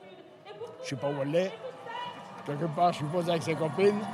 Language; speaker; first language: French; early bilingual, other home language; Spanish